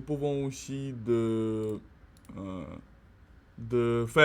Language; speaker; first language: French; non-native, learner; Russian